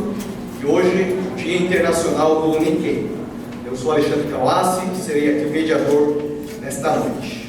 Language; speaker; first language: Portuguese; native; Portuguese